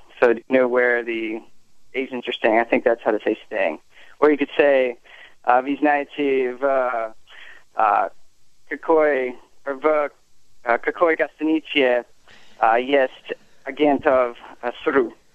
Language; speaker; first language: English; native; English